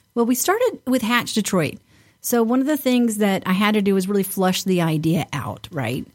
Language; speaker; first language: English; native; English